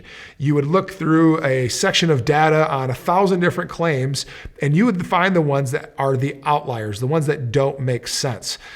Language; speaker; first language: English; native; English